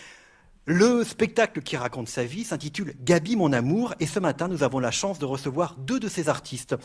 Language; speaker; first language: French; native; French